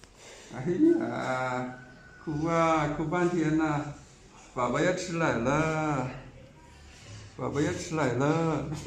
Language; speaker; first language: Chinese; native; Chinese